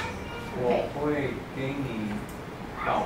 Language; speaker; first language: Chinese; non-native, learner; English